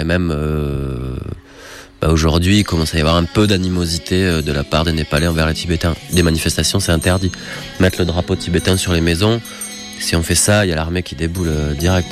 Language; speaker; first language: French; native; French